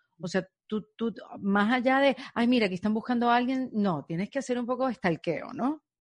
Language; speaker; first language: Spanish; native; Spanish